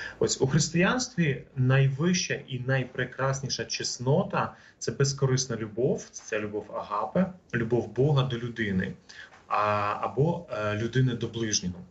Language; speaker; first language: Ukrainian; native; Ukrainian